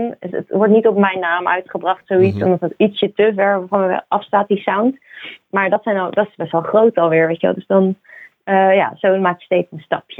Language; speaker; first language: Dutch; native; Dutch